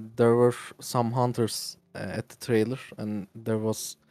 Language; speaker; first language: English; non-native, fluent; Turkish